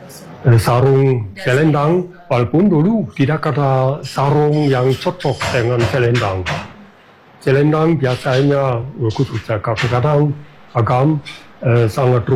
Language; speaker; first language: Indonesian; non-native, fluent; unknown